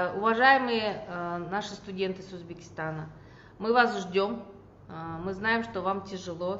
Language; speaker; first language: Russian; non-native, local second language; Kazakh